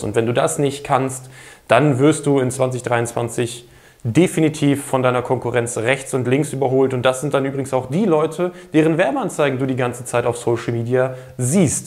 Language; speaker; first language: German; native; German